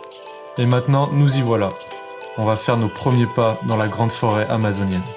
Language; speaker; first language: French; native; French